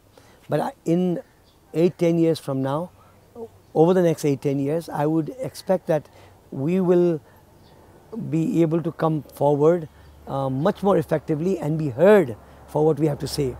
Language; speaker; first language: English; non-native, local second language; Nepali